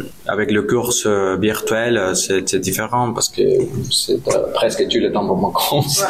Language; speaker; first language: French; non-native, learner; Spanish